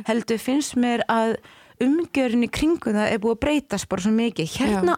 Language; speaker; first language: Icelandic; non-native, fluent; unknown